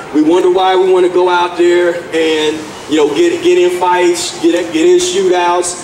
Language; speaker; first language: English; native; English